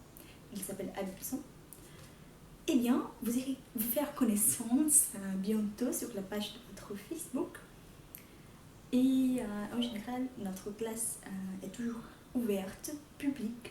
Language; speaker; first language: French; non-native, fluent; Portuguese